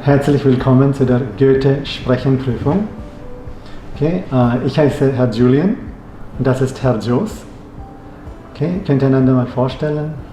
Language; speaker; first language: German; non-native, fluent; Malayalam